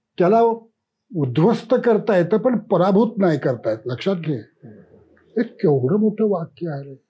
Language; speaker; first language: Marathi; native; Marathi